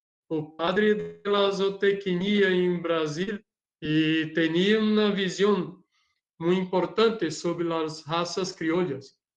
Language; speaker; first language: Spanish; non-native, learner; Portuguese